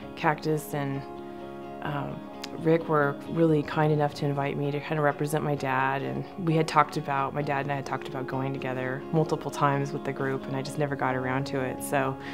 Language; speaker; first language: English; native; English